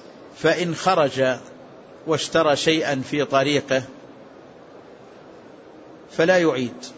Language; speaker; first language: Arabic; native; Arabic